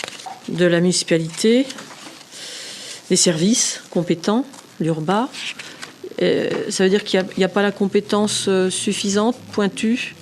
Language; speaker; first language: French; native; French